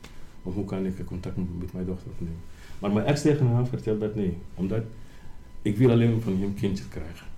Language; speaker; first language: Dutch; non-native, learner; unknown